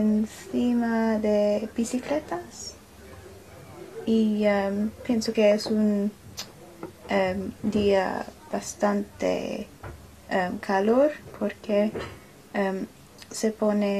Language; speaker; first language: Spanish; non-native, learner; English